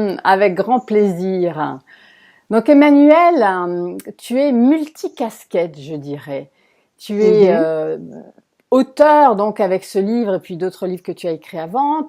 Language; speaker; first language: French; native; French